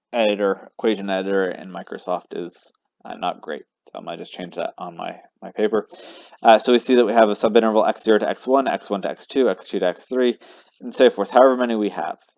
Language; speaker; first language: English; native; English